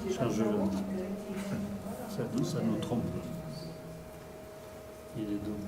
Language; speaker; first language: French; non-native, fluent; Spanish